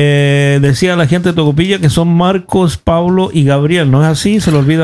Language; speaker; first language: Spanish; native; Spanish